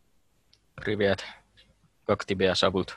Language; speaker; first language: Russian; non-native, learner; Finnish